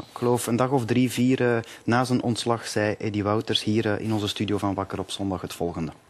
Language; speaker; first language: Dutch; native; Dutch